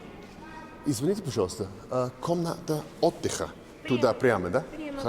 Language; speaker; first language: Russian; non-native, learner; English